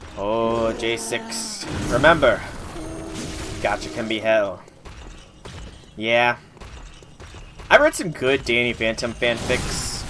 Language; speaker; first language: English; native; English